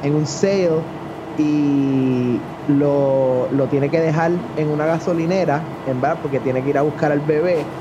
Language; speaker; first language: Spanish; early bilingual, other home language; English